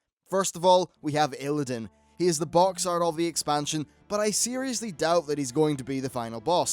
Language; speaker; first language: English; native; English